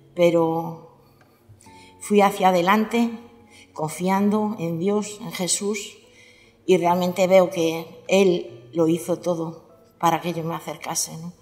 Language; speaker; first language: Spanish; native; Spanish